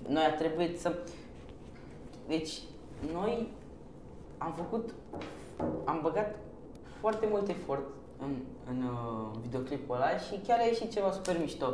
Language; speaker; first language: Romanian; early bilingual, other home language; Persian